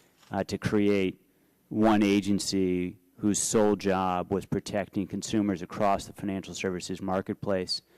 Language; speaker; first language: English; native; English